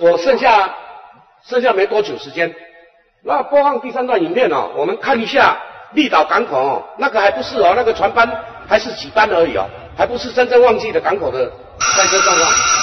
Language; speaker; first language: Chinese; native; Chinese